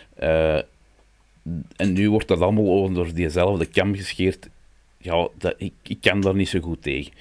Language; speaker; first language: Dutch; native; Dutch